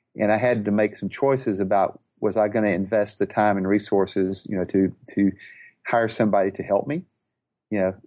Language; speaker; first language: English; native; English